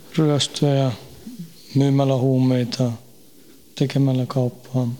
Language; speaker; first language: Finnish; early bilingual, heritage; Finnish